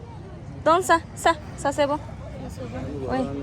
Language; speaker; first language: French; non-native, learner; Kazakh